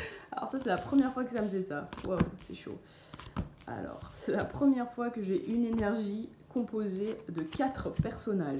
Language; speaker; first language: French; native; French